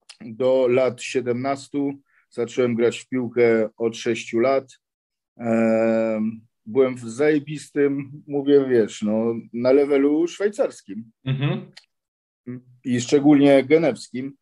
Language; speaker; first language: Polish; early bilingual, heritage; Polish